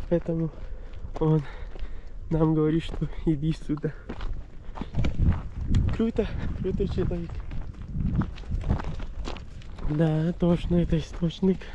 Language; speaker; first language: Russian; non-native, learner; Persian